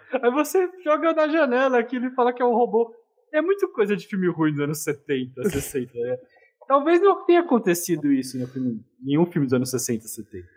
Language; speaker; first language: Portuguese; native; Portuguese